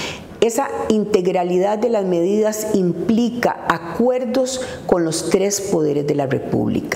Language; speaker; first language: Spanish; native; Spanish